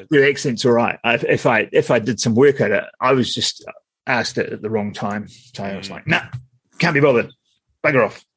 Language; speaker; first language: English; native; English